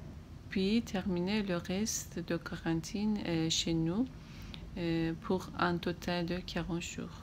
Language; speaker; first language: French; non-native, fluent; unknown